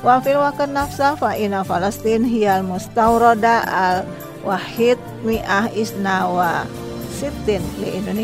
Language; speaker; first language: Arabic; non-native, learner; Indonesian